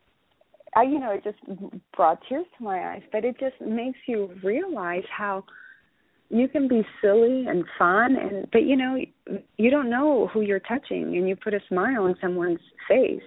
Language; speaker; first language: English; early bilingual, other home language; Spanish